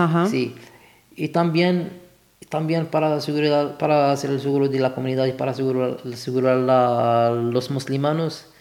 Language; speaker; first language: Spanish; non-native, learner; Arabic